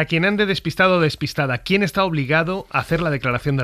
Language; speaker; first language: Spanish; native; Spanish